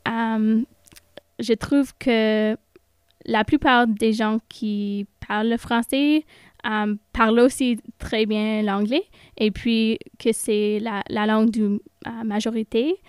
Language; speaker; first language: French; non-native, local second language; English